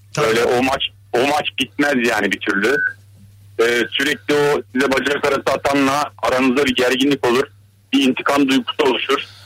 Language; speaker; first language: Turkish; early bilingual, heritage; Turkish